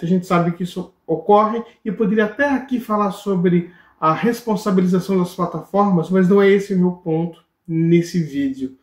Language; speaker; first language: Portuguese; native; Portuguese